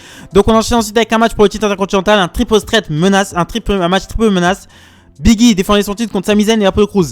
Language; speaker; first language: French; native; French